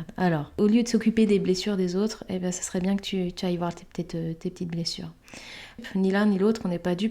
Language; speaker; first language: French; native; French